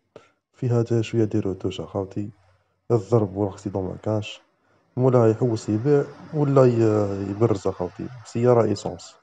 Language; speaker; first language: Arabic; native; Arabic